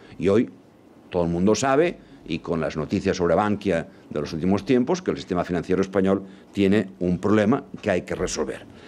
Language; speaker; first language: Spanish; non-native, local second language; Catalan